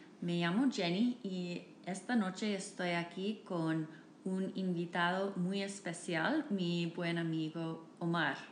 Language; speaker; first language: Spanish; non-native, fluent; English